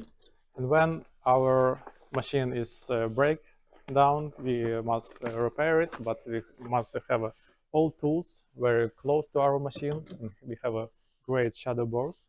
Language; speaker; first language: English; non-native, learner; Ukrainian